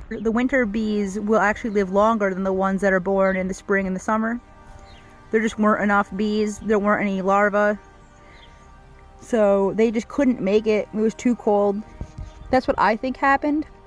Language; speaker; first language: English; native; English